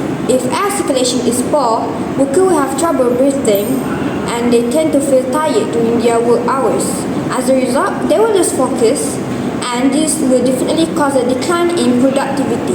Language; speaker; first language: English; non-native, learner; Malay